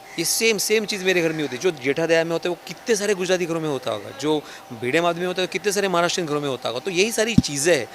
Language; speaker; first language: Hindi; non-native, local second language; Marathi